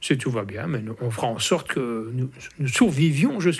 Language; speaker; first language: French; native; French